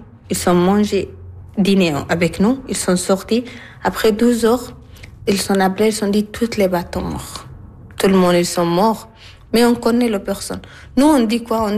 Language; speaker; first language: French; non-native, learner; Arabic